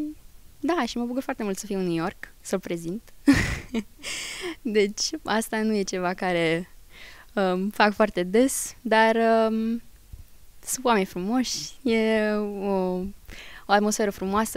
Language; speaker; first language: Romanian; early bilingual, heritage; Romanian